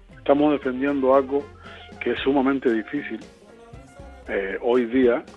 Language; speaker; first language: Spanish; native; Spanish